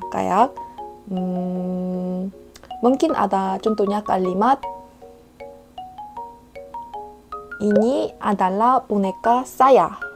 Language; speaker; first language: Indonesian; non-native, fluent; Korean